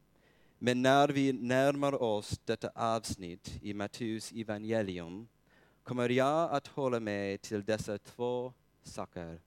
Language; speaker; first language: Swedish; non-native, fluent; English